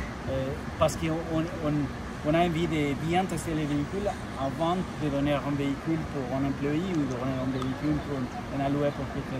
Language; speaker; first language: French; non-native, learner; Spanish